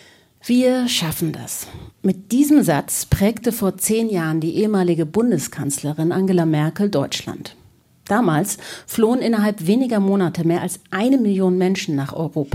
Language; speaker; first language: German; native; German